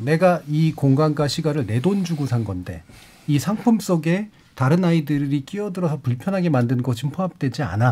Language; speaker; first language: Korean; native; Korean